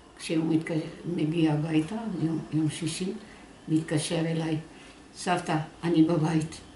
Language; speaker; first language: Hebrew; non-native, fluent; French